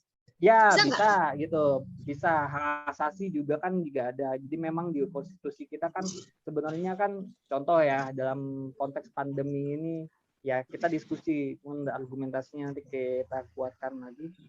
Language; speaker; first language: Indonesian; native; Indonesian